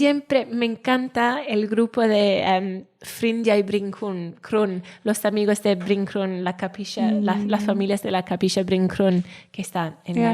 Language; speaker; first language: Spanish; non-native, learner; Welsh